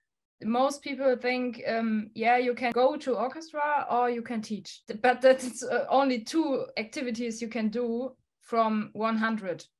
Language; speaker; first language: English; non-native, fluent; German